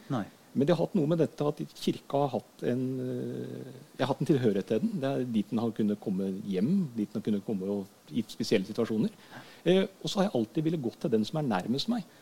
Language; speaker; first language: Norwegian; native; Norwegian